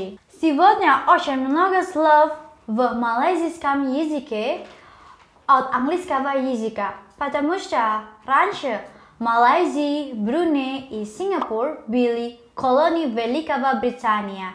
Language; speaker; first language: Russian; non-native, learner; Indonesian